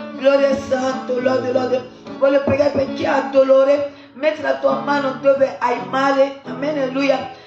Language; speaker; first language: Italian; non-native, fluent; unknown